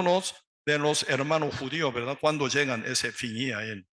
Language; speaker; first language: Spanish; non-native, learner; Korean